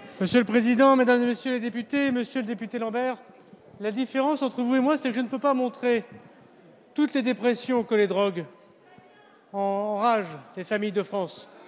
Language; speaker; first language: French; native; French